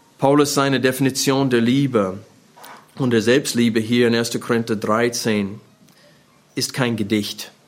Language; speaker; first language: German; non-native, fluent; English